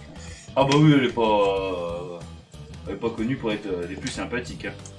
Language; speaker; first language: French; native; French